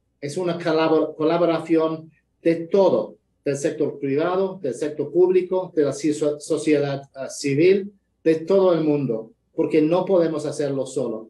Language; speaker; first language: Spanish; non-native, fluent; English